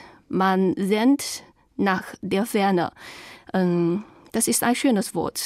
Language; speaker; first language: German; non-native, fluent; Chinese